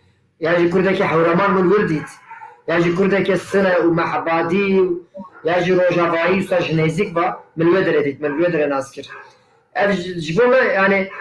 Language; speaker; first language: Kurdish; non-native, local second language; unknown